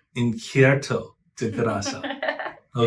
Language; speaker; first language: Spanish; non-native, learner; English